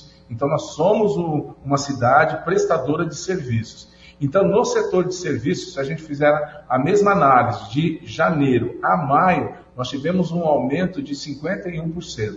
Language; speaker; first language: Portuguese; native; Portuguese